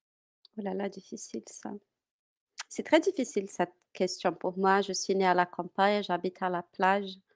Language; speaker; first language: French; non-native, fluent; Portuguese